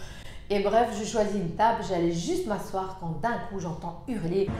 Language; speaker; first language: French; native; French